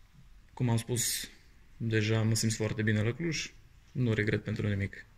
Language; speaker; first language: Romanian; non-native, fluent; Bulgarian